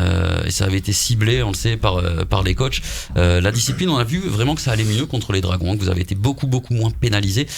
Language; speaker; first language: French; native; French